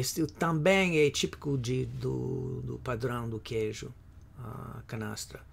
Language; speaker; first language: Portuguese; non-native, fluent; English